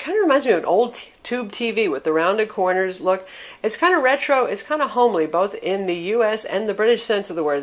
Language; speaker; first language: English; native; English